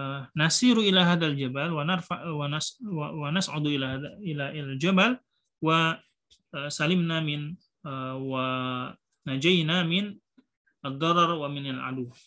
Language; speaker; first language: Arabic; non-native, fluent; Indonesian